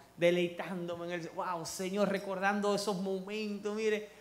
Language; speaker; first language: Spanish; early bilingual, heritage; Spanish